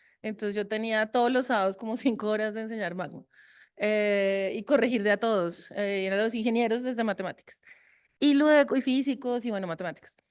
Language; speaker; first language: Spanish; early bilingual, other home language; French